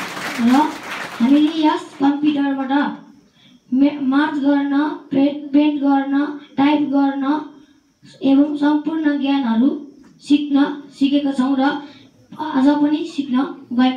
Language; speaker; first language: Nepali; native; Nepali